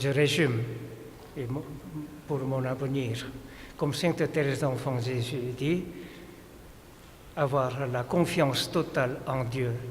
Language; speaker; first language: French; non-native, fluent; Korean